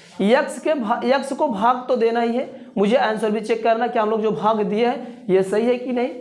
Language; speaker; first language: Hindi; native; Hindi